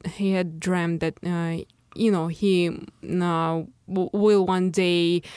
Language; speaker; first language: English; non-native, fluent; Russian